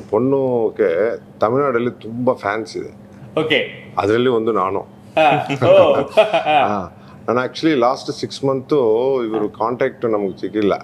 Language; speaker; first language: Kannada; non-native, learner; Tamil